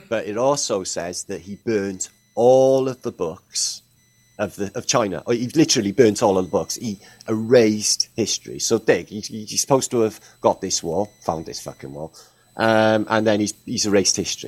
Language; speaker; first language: English; native; English